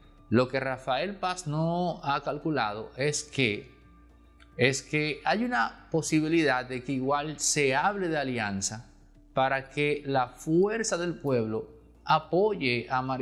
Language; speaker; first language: Spanish; native; Spanish